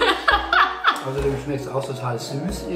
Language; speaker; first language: German; native; German